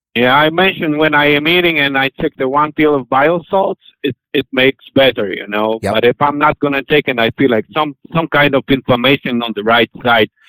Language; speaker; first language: English; non-native, learner; Polish